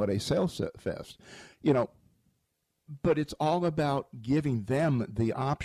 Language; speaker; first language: English; native; English